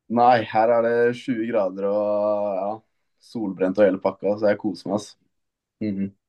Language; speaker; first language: Norwegian; native; Norwegian